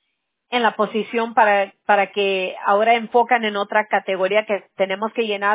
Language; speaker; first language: Spanish; early bilingual, heritage; Spanish